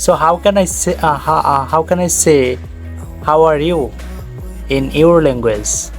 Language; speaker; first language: English; non-native, learner; Bangla